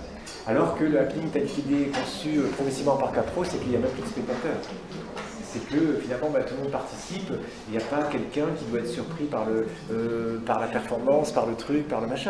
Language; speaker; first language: French; native; French